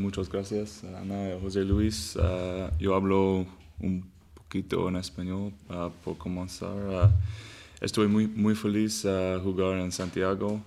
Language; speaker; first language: Spanish; non-native, learner; English